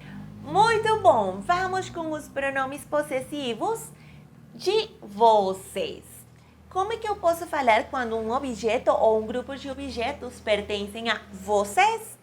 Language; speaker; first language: Portuguese; non-native, fluent; Spanish